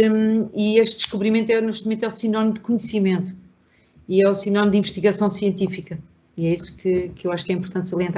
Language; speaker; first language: Portuguese; native; Portuguese